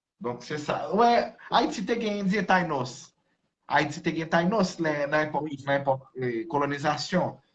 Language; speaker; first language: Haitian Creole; non-native, fluent; Portuguese